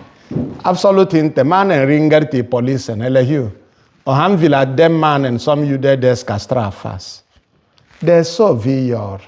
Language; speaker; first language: Swedish; non-native, fluent; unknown